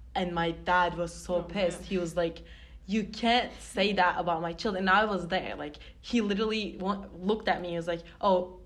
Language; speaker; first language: English; non-native, fluent; Turkish